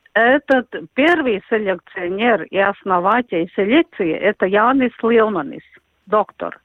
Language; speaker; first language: Russian; non-native, local second language; Latvian